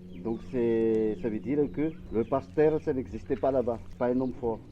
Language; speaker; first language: French; non-native, local second language; Malagasy